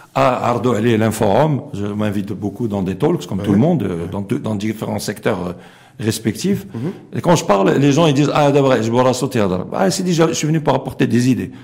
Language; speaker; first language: French; non-native, local second language; Arabic